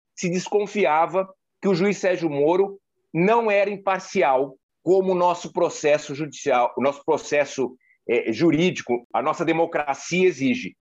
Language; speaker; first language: Portuguese; native; Portuguese